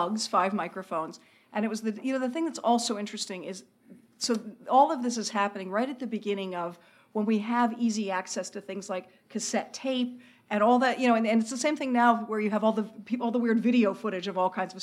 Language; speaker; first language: English; native; English